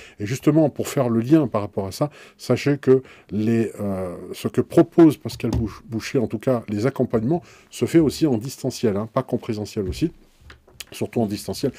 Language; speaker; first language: French; native; French